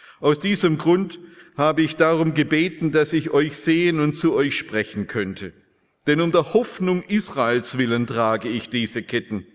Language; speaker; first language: German; native; German